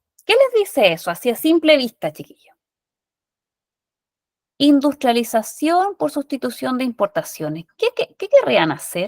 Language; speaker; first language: Spanish; native; Spanish